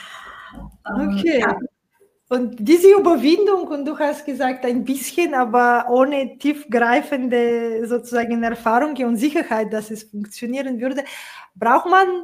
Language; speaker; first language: German; non-native, fluent; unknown